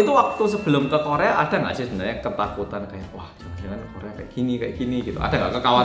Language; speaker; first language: Indonesian; native; Indonesian